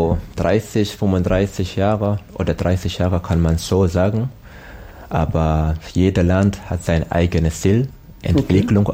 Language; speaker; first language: German; non-native, learner; Swahili